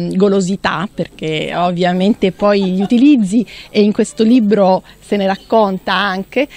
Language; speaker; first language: Italian; native; Italian